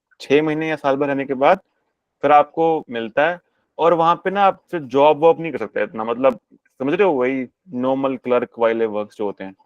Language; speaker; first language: Hindi; native; Hindi